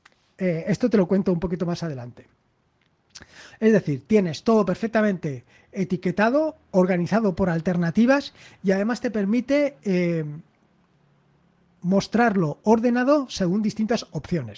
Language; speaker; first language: Spanish; native; Spanish